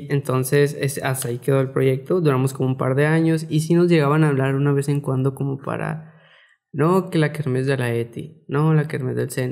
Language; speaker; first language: Spanish; native; Spanish